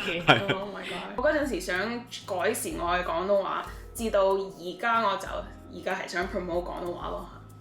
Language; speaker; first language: Cantonese; early bilingual, heritage; Cantonese